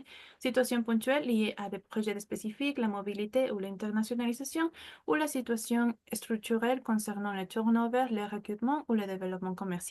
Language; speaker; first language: French; non-native, fluent; Spanish